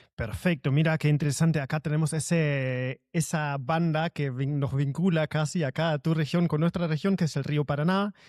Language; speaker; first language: Spanish; non-native, fluent; German